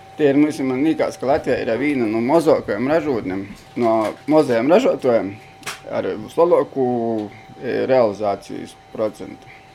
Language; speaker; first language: Latvian; native; Latvian